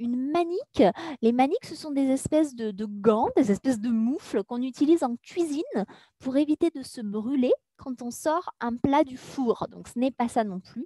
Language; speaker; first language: French; native; French